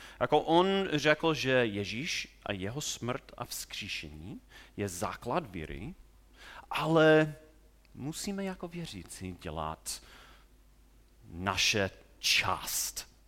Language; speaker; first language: Czech; non-native, fluent; English